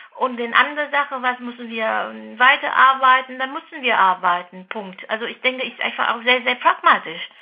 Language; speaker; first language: German; non-native, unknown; Vietnamese